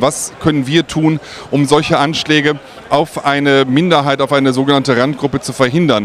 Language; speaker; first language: German; native; German